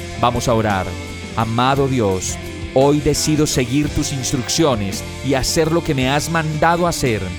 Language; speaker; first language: Spanish; native; Spanish